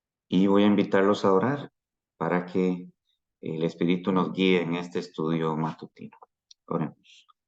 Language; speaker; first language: Spanish; native; Spanish